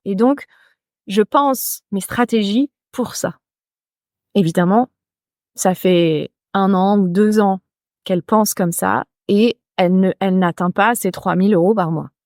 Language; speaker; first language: French; native; French